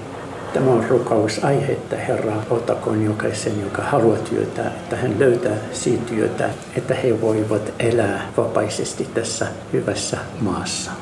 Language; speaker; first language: Finnish; non-native, fluent; Arabic